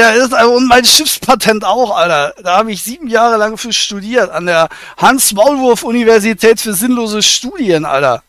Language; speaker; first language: German; native; German